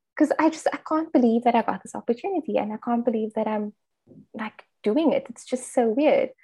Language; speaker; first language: English; native; English